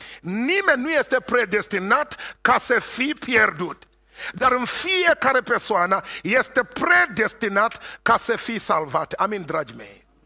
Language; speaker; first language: Romanian; non-native, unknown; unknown